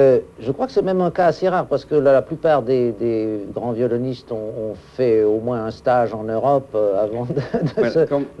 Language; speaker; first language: French; native; French